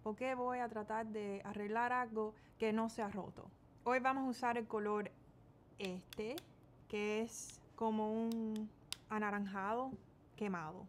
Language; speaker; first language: Spanish; early bilingual, heritage; Spanish